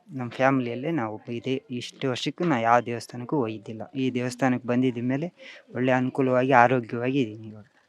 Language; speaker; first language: Kannada; native; Kannada